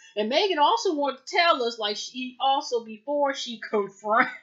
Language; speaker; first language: English; native; English